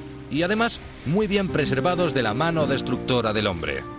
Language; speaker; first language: Spanish; native; Spanish